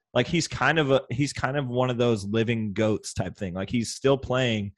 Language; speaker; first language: English; native; English